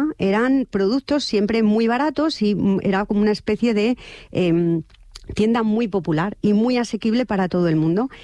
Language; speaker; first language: Spanish; native; Spanish